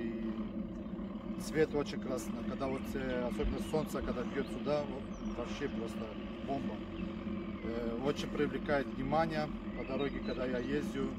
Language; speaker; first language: Russian; early bilingual, heritage; Russian